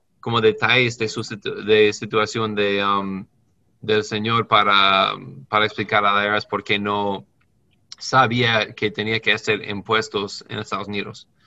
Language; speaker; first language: Spanish; non-native, learner; English